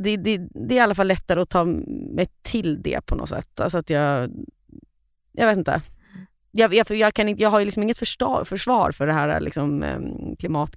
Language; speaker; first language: Swedish; native; Swedish